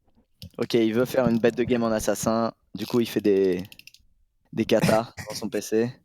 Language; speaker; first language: French; native; French